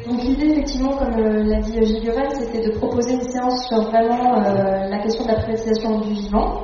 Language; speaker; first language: French; native; French